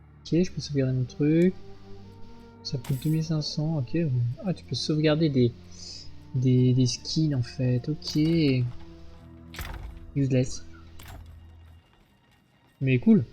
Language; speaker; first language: French; native; French